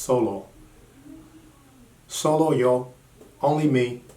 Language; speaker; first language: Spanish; non-native, fluent; English